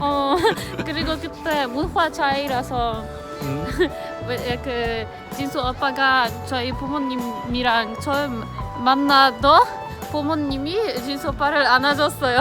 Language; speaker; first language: Korean; non-native, fluent; Polish